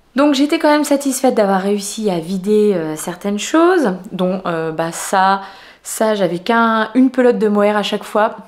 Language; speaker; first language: French; native; French